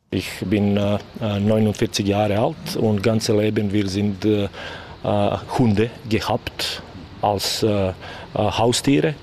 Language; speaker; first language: German; non-native, learner; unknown